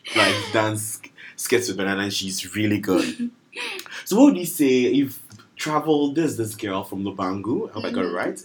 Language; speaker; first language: English; non-native, local second language; Akan